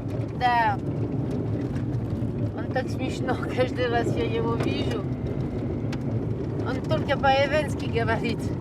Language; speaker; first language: Russian; non-native, fluent; French